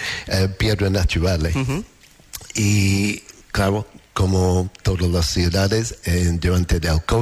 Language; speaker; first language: Spanish; non-native, learner; English